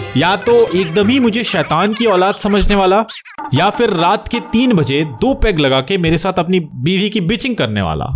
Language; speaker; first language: Hindi; non-native, local second language; Bangla